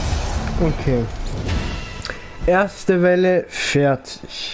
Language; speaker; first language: German; early bilingual, other home language; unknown